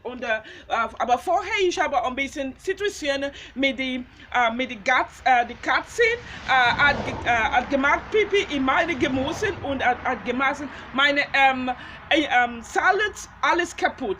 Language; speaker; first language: German; non-native, learner; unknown